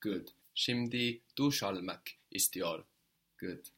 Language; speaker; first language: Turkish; non-native, fluent; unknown